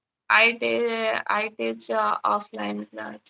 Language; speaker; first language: English; non-native, learner; Hindi